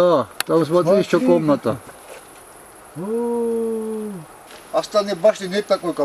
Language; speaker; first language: Russian; non-native, learner; Svan